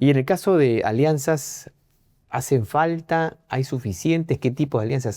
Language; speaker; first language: Spanish; native; Spanish